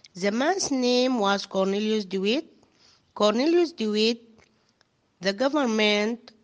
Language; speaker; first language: English; non-native, fluent; Arabic